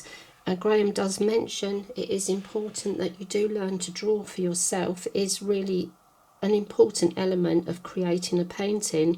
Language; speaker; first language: English; native; English